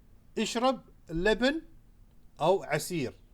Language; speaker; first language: Arabic; non-native, fluent; Urdu